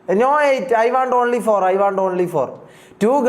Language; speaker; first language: English; non-native, learner; Malayalam